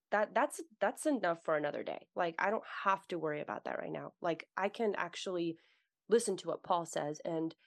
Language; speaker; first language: English; native; English